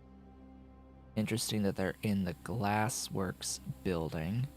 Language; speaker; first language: English; native; English